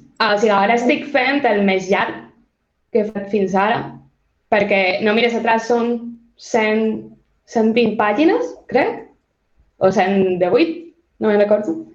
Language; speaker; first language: Catalan; non-native, local second language; Spanish